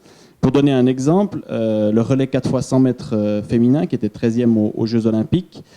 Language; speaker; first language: French; native; French